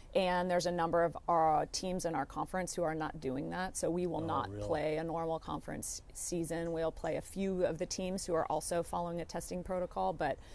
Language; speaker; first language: English; native; English